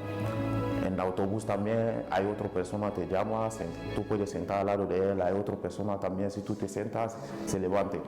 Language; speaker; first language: Spanish; non-native, learner; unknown